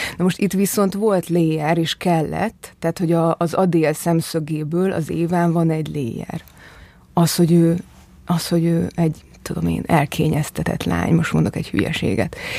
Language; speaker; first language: Hungarian; native; Hungarian